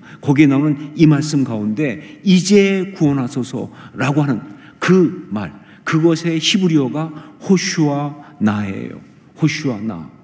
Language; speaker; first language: Korean; native; Korean